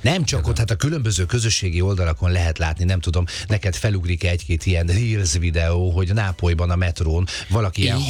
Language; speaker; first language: Hungarian; native; Hungarian